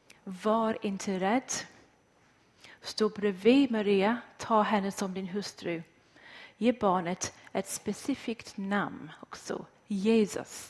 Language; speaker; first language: Swedish; non-native, fluent; English